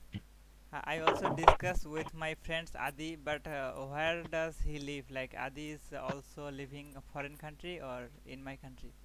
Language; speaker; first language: English; non-native, learner; Bangla